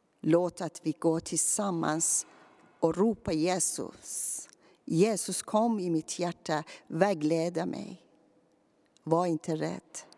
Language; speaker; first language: Swedish; non-native, fluent; Persian